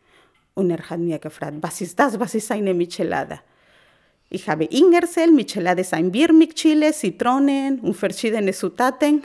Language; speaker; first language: German; non-native, learner; Spanish